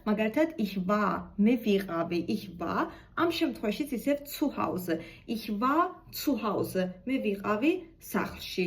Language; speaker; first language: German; non-native, fluent; Georgian